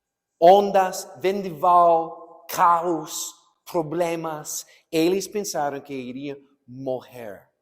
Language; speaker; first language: Portuguese; non-native, fluent; English